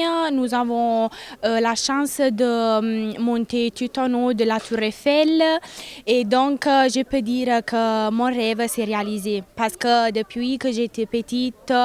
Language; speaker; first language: French; non-native, learner; Italian